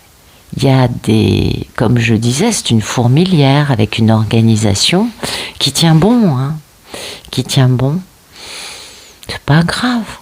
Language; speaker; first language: French; native; French